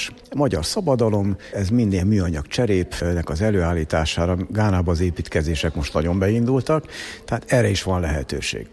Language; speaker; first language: Hungarian; native; Hungarian